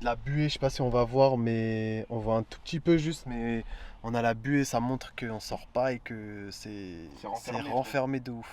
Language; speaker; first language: French; native; French